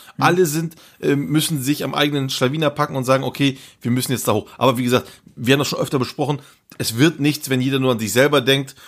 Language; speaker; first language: German; early bilingual, other home language; Turkish